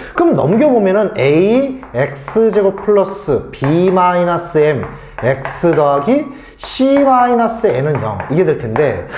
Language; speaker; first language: Korean; native; Korean